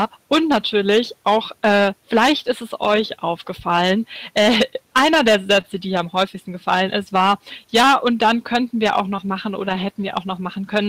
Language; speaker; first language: German; native; German